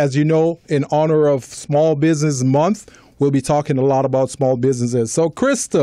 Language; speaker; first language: English; native; English